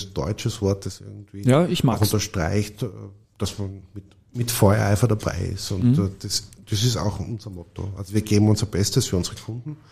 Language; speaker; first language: German; native; German